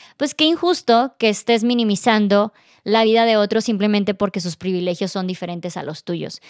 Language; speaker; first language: Spanish; native; Spanish